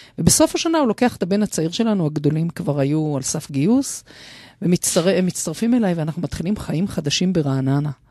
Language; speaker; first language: Hebrew; native; Hebrew